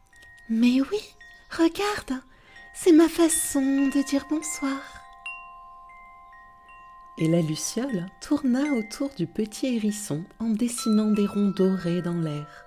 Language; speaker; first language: French; native; French